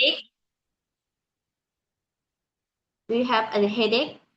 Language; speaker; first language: English; non-native, learner; Indonesian